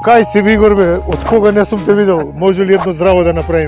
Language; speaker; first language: Macedonian; native; Macedonian